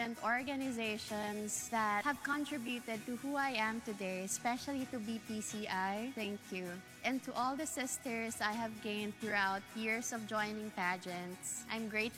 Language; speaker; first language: English; non-native, local second language; Filipino